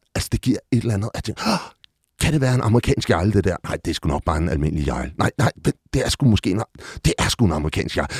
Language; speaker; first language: Danish; native; Danish